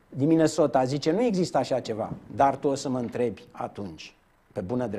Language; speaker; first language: Romanian; native; Romanian